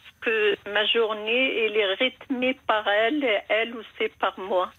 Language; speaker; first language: French; non-native, fluent; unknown